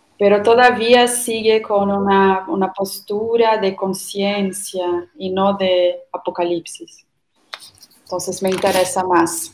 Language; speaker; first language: Spanish; non-native, fluent; Portuguese